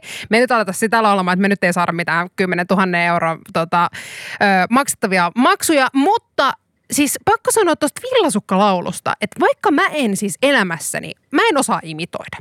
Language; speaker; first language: Finnish; native; Finnish